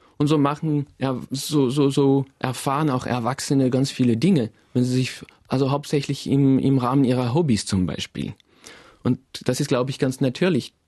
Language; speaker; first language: German; non-native, fluent; French